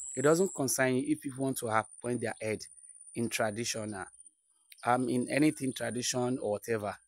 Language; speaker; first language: English; non-native, local second language; Yoruba